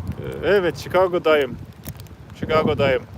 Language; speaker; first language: Turkish; non-native, learner; English